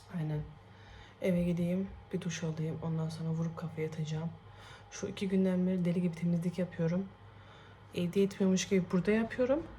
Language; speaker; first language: Turkish; early bilingual, heritage; Turkish